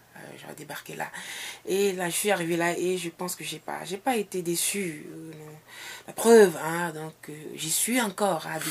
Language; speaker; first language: French; non-native, local second language; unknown